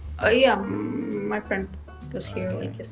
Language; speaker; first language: English; non-native, fluent; Russian